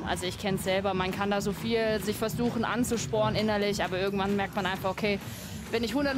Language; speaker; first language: German; native; German